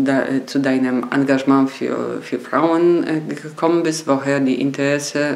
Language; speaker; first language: German; non-native, fluent; Polish